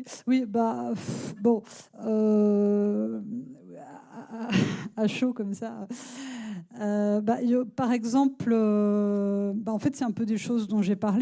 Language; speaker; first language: French; native; French